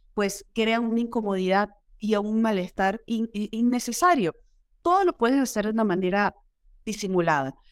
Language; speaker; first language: Spanish; native; Spanish